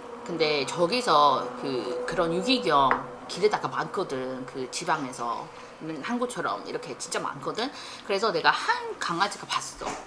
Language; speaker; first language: Korean; non-native, fluent; Chinese